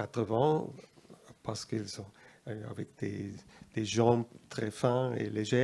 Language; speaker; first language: French; non-native, fluent; German